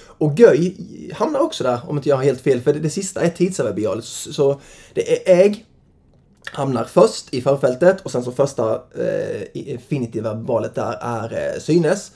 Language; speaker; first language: Swedish; native; Swedish